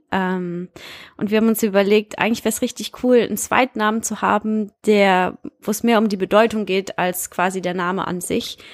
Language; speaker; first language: German; early bilingual, heritage; German